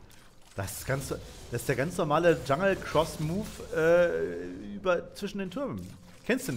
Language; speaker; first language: German; native; German